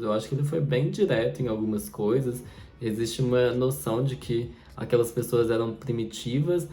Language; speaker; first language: Portuguese; native; Portuguese